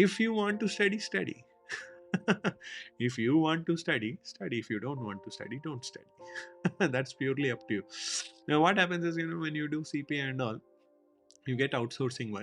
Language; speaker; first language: English; non-native, local second language; Hindi